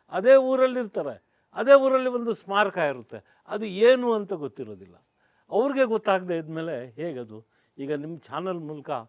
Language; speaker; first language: Kannada; non-native, local second language; Urdu